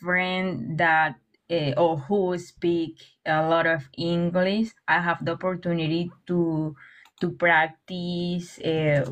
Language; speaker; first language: English; non-native, learner; Spanish